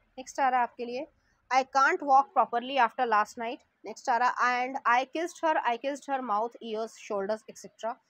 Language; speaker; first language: Hindi; native; Hindi